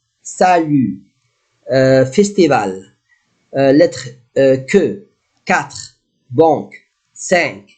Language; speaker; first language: French; non-native, fluent; Arabic